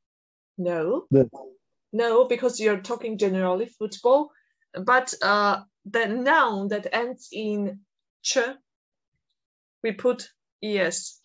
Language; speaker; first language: English; non-native, fluent; Georgian